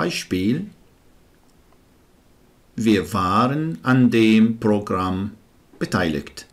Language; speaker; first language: German; non-native, fluent; Arabic